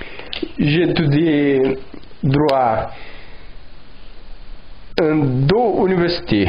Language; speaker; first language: French; non-native, learner; Portuguese